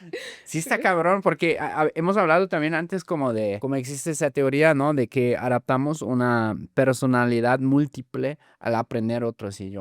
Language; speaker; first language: Spanish; non-native, fluent; German